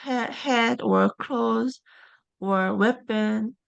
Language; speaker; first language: English; non-native, learner; Korean